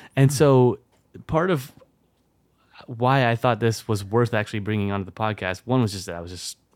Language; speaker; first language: English; early bilingual, other home language; French